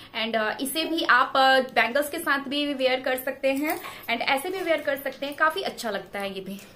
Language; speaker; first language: Hindi; native; Hindi